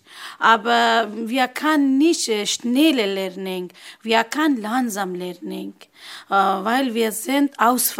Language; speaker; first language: German; non-native, learner; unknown